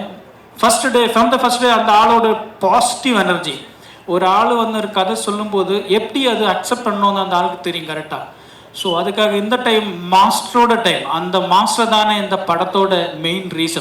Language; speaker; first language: Tamil; non-native, learner; Malayalam